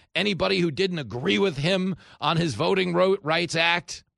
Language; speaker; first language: English; native; English